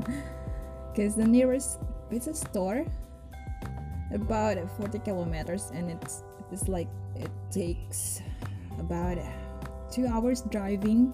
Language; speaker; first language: English; non-native, learner; Indonesian